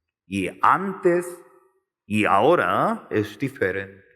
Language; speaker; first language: Spanish; non-native, learner; Korean